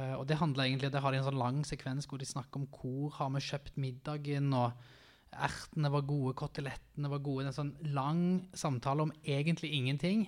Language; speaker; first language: Norwegian; native; Norwegian